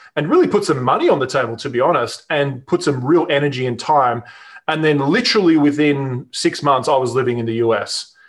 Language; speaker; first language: English; native; English